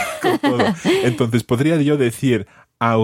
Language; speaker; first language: Spanish; non-native, fluent; English